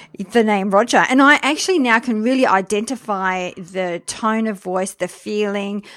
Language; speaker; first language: English; early bilingual, other home language; French